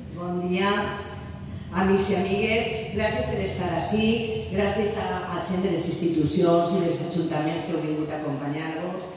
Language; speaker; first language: Catalan; non-native, local second language; Spanish